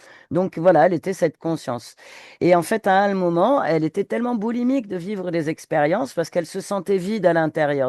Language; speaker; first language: French; native; French